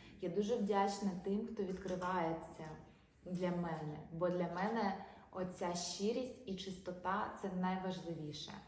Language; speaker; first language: Ukrainian; non-native, local second language; Russian